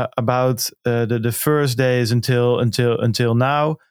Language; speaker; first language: English; non-native, fluent; Dutch